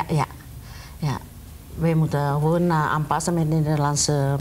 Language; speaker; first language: Dutch; non-native, learner; Indonesian